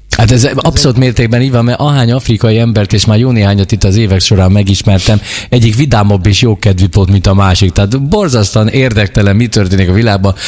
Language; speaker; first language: Hungarian; native; Hungarian